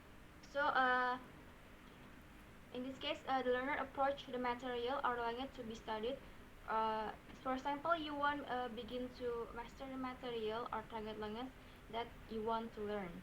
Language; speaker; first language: English; non-native, learner; Indonesian